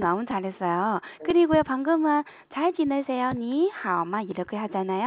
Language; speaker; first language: Korean; non-native, fluent; Chinese